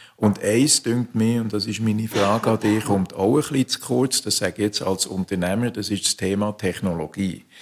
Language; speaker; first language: German; native; German